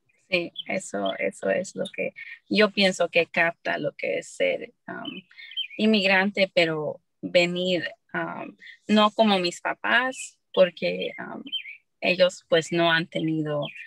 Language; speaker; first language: Spanish; early bilingual, heritage; Spanish